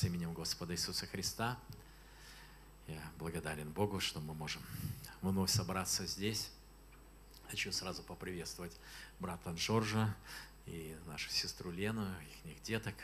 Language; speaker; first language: Russian; native; Russian